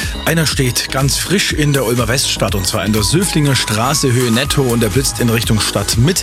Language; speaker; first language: German; native; German